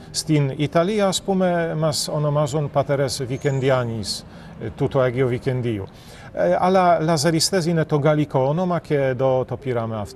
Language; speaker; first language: Greek; non-native, fluent; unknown